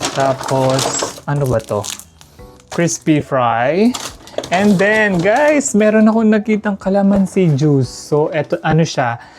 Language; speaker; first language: Filipino; non-native, local second language; Pampanga